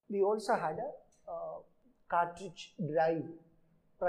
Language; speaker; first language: English; non-native, local second language; Malayalam